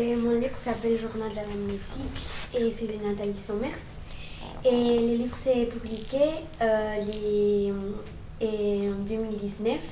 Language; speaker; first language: French; non-native, learner; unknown